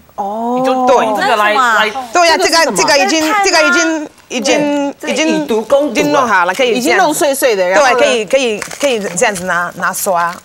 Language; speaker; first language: Chinese; native; Chinese